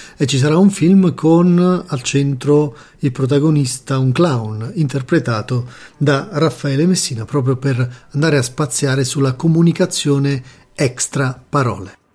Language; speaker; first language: Italian; native; Italian